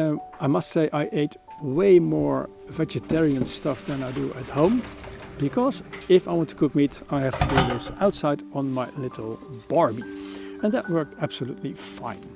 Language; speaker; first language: English; non-native, fluent; Dutch